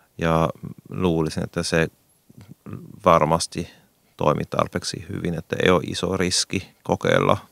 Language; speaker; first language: Finnish; non-native, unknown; German